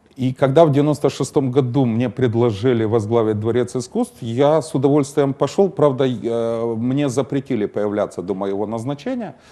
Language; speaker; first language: Russian; non-native, local second language; Ukrainian